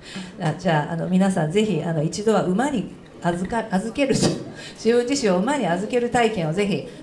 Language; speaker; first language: Japanese; native; Japanese